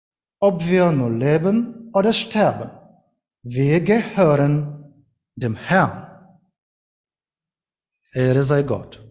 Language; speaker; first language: German; non-native, learner; Ukrainian